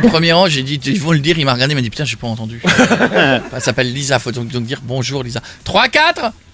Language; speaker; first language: French; native; French